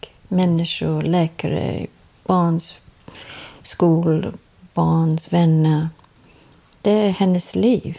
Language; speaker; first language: Swedish; non-native, learner; English